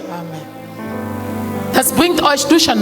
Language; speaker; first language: German; non-native, learner; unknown